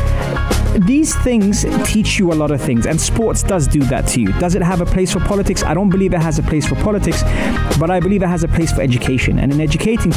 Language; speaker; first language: English; native; English